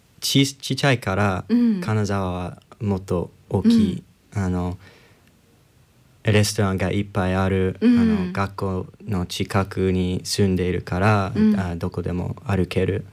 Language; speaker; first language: Japanese; non-native, learner; English